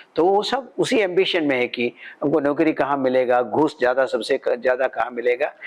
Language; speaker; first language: Hindi; non-native, local second language; Malayalam